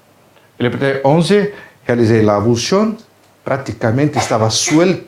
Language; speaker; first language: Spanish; non-native, learner; Portuguese